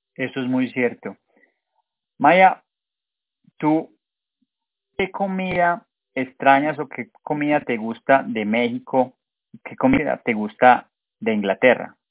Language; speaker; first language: Spanish; native; Spanish